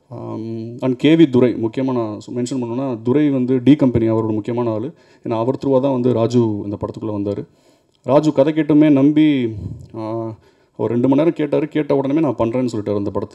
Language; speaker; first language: Tamil; native; Tamil